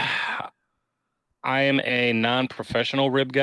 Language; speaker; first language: English; native; English